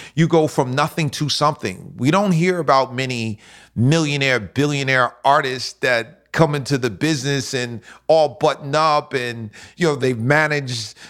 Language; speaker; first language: English; native; English